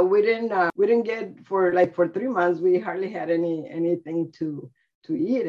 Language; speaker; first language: English; early bilingual, other home language; Spanish